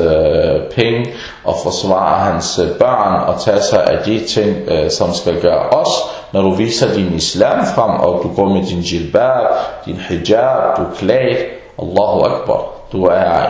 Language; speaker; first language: Danish; early bilingual, other home language; Arabic